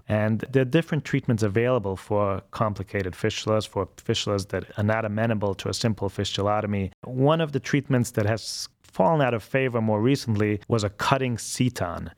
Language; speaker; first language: English; non-native, fluent; German